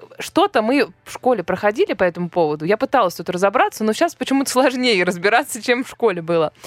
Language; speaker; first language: Russian; native; Russian